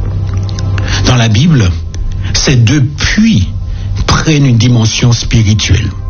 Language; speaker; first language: French; native; French